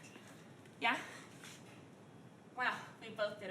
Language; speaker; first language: English; native; English